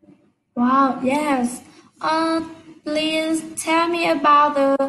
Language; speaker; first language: English; non-native, learner; Vietnamese